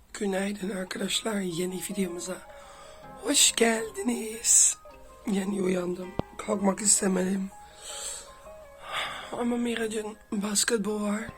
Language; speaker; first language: Turkish; early bilingual, heritage; Turkish